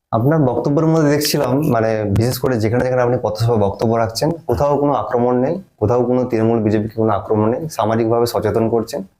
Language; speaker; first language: Bangla; native; Bangla